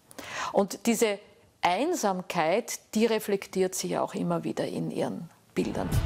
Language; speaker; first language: German; native; German